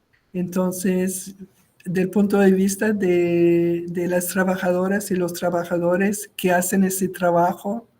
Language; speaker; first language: Spanish; non-native, local second language; French